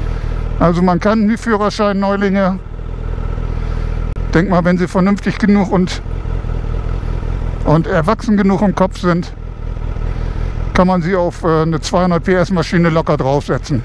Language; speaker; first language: German; native; German